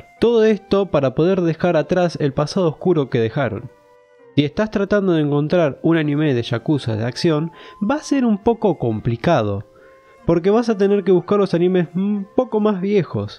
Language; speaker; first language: Spanish; native; Spanish